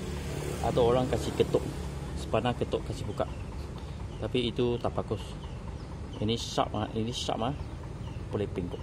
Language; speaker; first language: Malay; non-native, local second language; Chinese